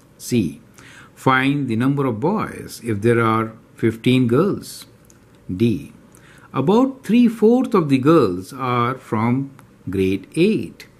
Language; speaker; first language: English; non-native, local second language; Hindi